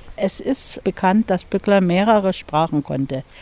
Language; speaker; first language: German; native; German